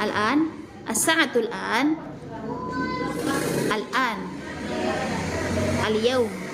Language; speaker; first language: Arabic; non-native, fluent; Indonesian